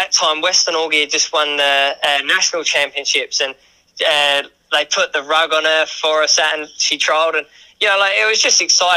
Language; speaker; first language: English; native; English